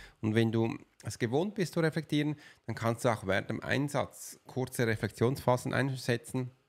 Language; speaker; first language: German; native; German